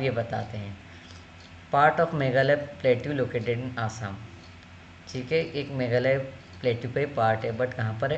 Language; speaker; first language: Hindi; native; Hindi